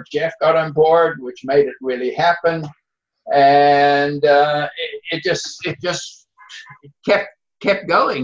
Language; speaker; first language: English; native; English